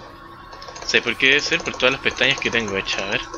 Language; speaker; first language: Spanish; native; Spanish